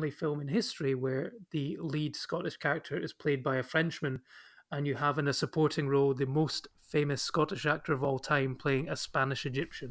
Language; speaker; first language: English; native; English